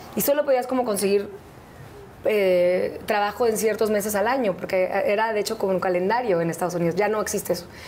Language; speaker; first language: Spanish; native; Spanish